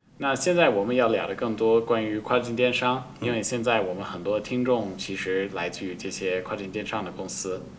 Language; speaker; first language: Chinese; non-native, fluent; English